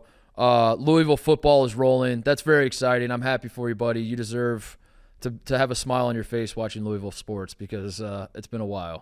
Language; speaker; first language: English; native; English